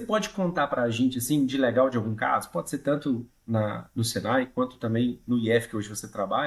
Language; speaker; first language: Portuguese; native; Portuguese